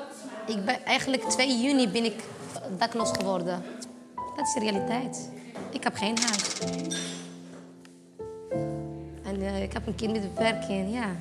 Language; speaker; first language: Dutch; non-native, fluent; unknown